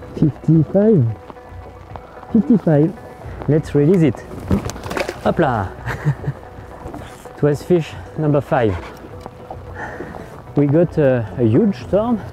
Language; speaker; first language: English; non-native, fluent; French